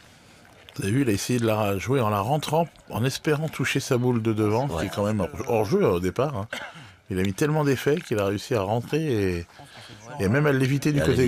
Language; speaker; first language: French; native; French